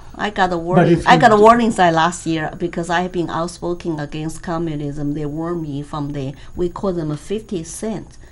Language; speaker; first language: English; non-native, fluent; Chinese